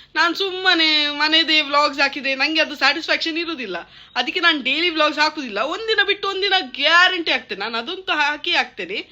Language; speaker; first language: Kannada; non-native, local second language; Tulu